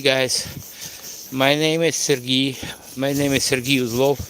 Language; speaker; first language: English; non-native, fluent; Russian